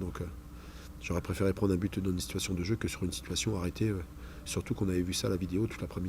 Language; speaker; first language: French; native; French